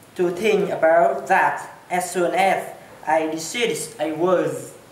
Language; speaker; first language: English; non-native, learner; Chinese